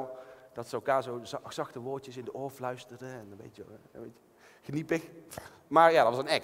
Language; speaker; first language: Dutch; native; Dutch